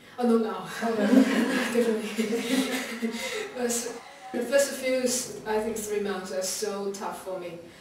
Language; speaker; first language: English; non-native, learner; Chinese